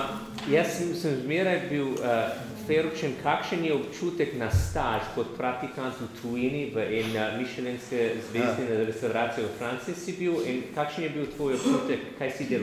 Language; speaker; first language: Slovenian; non-native, learner; English